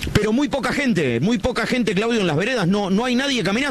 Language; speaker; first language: Spanish; native; Spanish